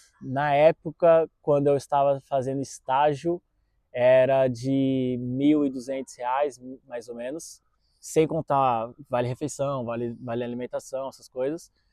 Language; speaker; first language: Portuguese; native; Portuguese